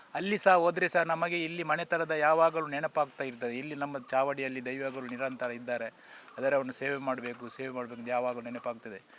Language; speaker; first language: Kannada; native; Kannada